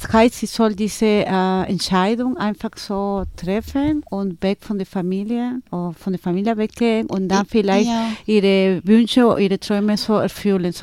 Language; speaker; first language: German; non-native, fluent; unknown